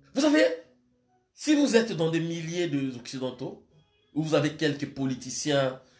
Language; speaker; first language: French; non-native, local second language; Lingala